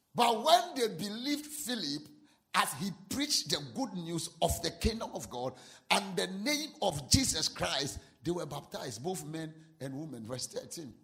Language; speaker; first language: English; non-native, local second language; Akan